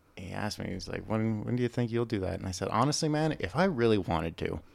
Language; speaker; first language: English; native; English